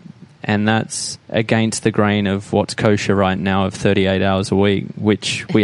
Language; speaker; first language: English; native; English